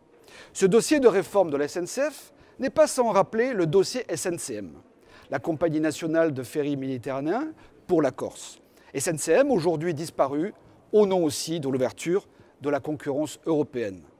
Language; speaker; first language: French; native; French